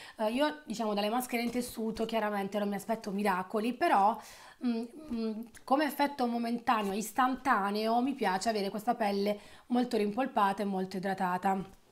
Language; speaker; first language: Italian; native; Italian